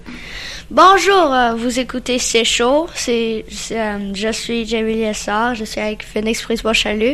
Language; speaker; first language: French; native; French